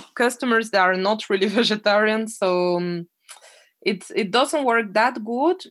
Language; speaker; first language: English; non-native, fluent; French